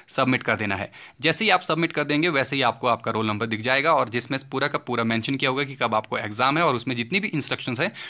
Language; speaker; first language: Hindi; native; Hindi